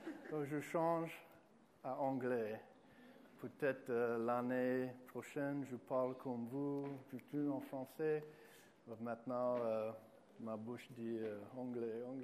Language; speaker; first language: French; non-native, learner; English